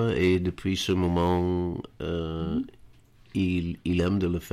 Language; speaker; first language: French; non-native, learner; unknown